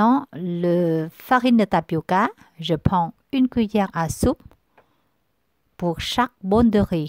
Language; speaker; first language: French; non-native, learner; Vietnamese